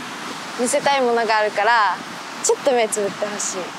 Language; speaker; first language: Japanese; native; Japanese